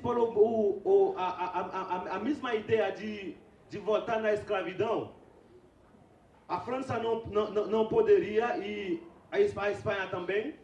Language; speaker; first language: Portuguese; non-native, fluent; Haitian Creole